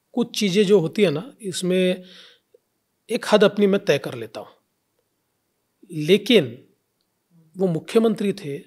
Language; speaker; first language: Hindi; non-native, local second language; Marathi